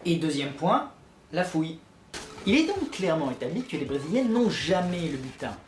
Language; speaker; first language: French; native; French